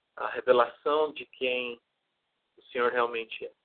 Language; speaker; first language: Portuguese; native; Portuguese